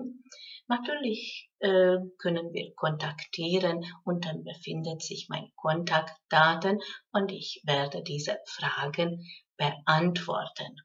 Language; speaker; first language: German; non-native, fluent; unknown